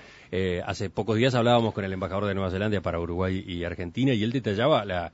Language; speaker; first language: Spanish; native; Spanish